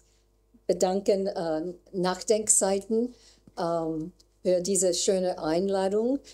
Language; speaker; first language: German; non-native, learner; English